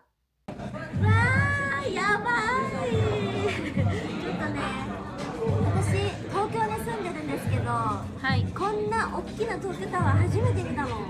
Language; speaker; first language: Japanese; native; Japanese